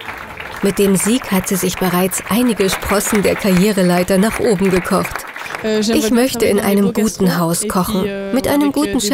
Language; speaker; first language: German; native; German